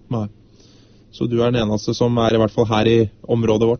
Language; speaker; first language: Norwegian; native; Norwegian